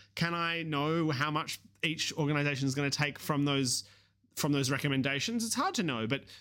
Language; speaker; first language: English; native; English